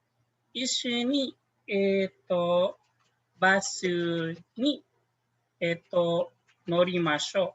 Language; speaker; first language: Japanese; non-native, fluent; Filipino